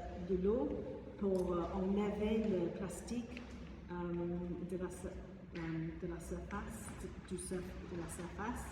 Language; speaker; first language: French; non-native, fluent; English